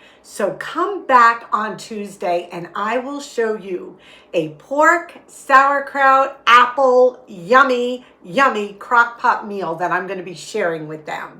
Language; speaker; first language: English; native; English